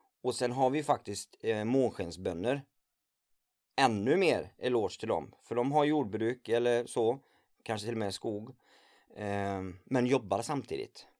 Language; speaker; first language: Swedish; native; Swedish